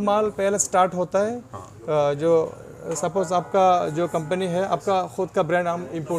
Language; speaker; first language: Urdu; non-native, fluent; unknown